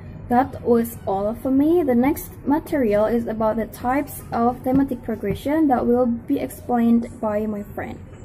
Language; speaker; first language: English; non-native, fluent; Indonesian